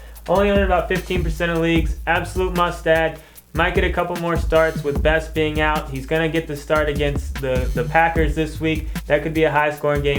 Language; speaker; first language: English; native; English